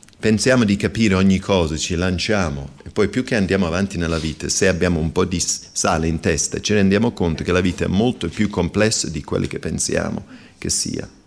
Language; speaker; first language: Italian; non-native, fluent; English